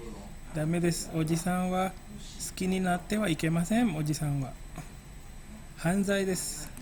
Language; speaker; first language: Japanese; non-native, fluent; Indonesian